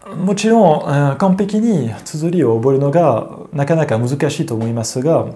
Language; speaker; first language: Japanese; non-native, fluent; French